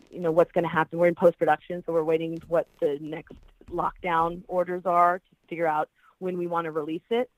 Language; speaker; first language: English; native; English